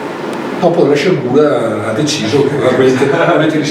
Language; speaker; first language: Italian; native; Italian